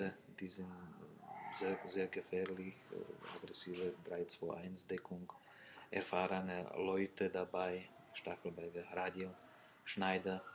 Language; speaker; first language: German; non-native, learner; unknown